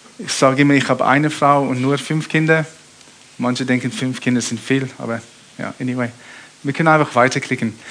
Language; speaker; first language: German; early bilingual, heritage; German